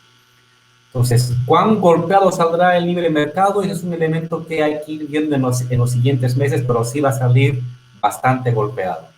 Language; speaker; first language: Spanish; native; Spanish